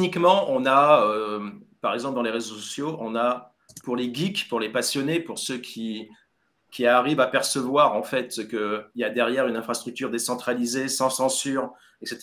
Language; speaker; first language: French; native; French